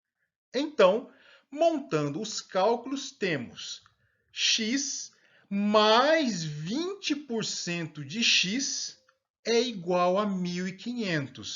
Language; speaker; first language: Portuguese; native; Portuguese